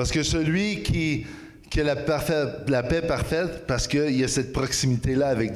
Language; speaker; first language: French; native; French